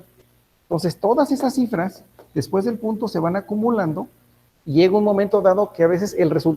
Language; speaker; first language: Spanish; native; Spanish